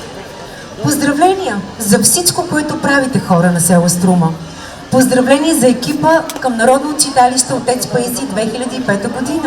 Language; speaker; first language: Bulgarian; native; Bulgarian